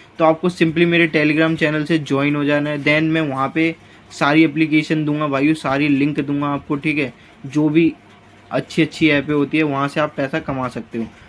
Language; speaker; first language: Hindi; native; Hindi